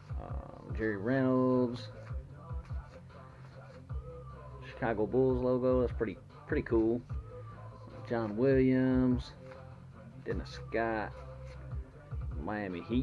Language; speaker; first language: English; native; English